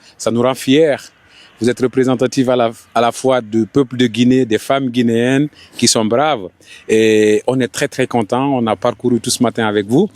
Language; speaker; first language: French; non-native, local second language; Fula